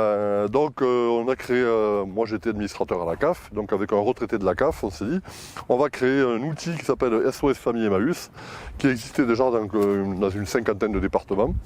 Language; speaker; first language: French; native; French